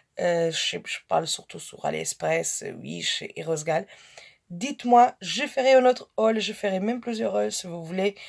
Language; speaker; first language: French; non-native, fluent; Portuguese